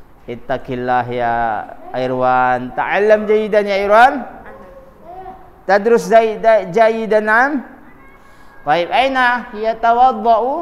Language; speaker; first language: Arabic; non-native, fluent; Indonesian